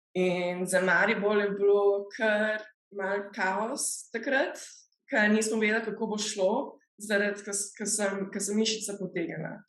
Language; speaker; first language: Slovenian; early bilingual, heritage; Slovenian